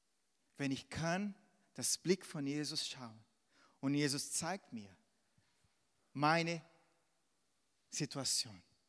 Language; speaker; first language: German; non-native, fluent; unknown